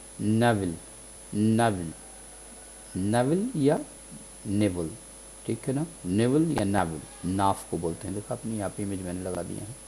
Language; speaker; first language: Urdu; native; Urdu